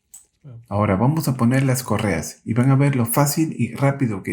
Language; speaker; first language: Spanish; native; Spanish